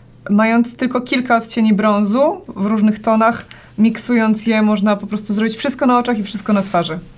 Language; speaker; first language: Polish; native; Polish